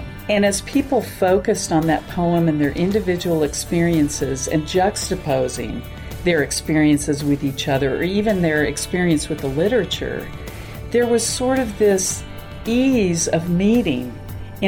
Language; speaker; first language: English; native; English